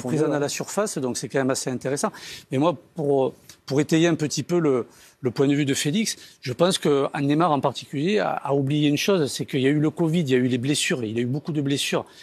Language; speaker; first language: French; native; French